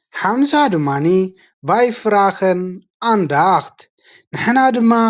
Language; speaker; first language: Dutch; non-native, fluent; Tigrinya